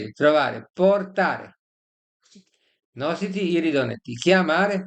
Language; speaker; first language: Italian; non-native, fluent; Serbian